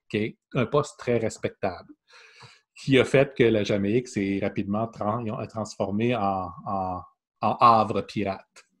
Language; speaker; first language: French; native; French